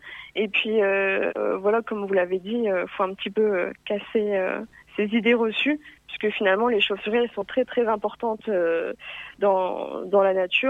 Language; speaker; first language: French; native; French